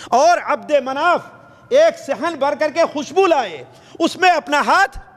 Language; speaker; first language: Urdu; native; Urdu